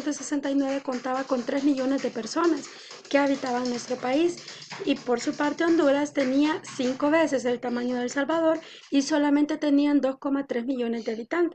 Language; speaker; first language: Spanish; native; Spanish